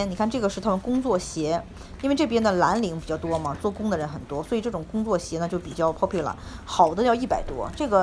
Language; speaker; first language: Chinese; native; Chinese